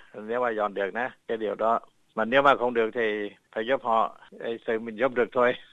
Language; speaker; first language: Vietnamese; early bilingual, heritage; Vietnamese